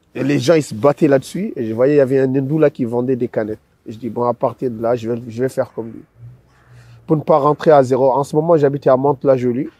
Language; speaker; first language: French; non-native, local second language; Wolof